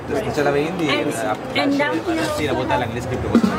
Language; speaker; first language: Russian; non-native, learner; Hindi